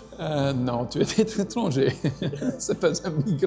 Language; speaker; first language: French; non-native, fluent; Hungarian